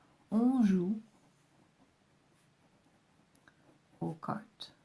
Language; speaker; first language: French; non-native, fluent; English